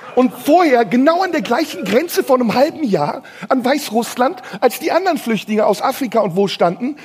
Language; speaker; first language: German; non-native, fluent; Turkish